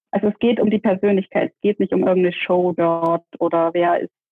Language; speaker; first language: German; native; German